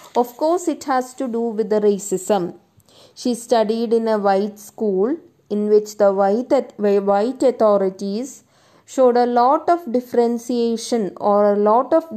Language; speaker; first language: English; non-native, local second language; Malayalam